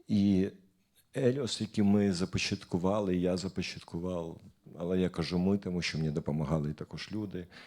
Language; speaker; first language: Ukrainian; non-native, local second language; Russian